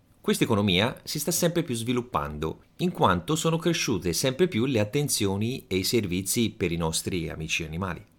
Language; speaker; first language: Italian; native; Italian